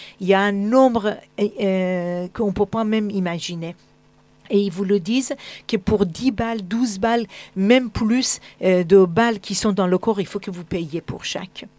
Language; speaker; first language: French; non-native, fluent; Persian